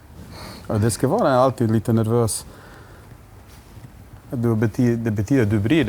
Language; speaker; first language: Swedish; non-native, fluent; Bosnian